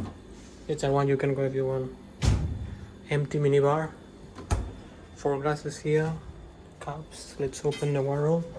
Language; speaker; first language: English; non-native, learner; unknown